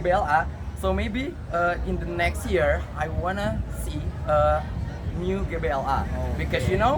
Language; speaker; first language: English; non-native, learner; Indonesian